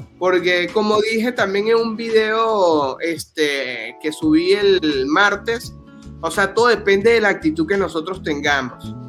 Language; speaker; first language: Spanish; native; Spanish